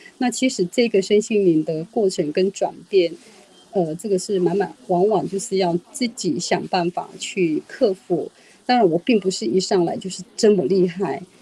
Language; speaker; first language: Chinese; non-native, local second language; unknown